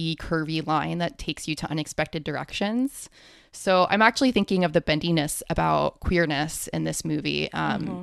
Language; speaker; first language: English; early bilingual, other home language; Hindi